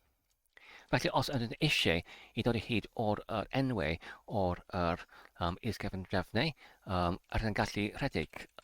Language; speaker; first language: Welsh; non-native, learner; English